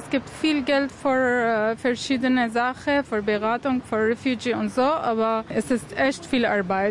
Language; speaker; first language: German; non-native, learner; Arabic